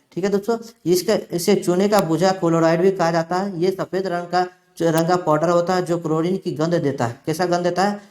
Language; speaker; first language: Hindi; native; Hindi